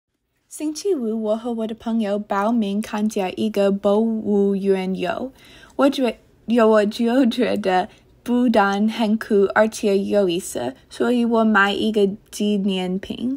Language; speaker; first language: Chinese; non-native, learner; English